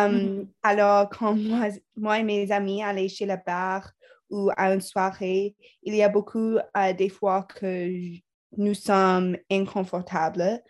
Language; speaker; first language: French; non-native, learner; English